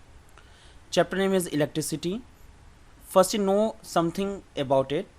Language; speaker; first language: English; non-native, local second language; Hindi